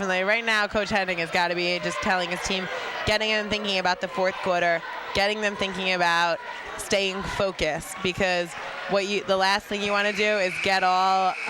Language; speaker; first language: English; native; English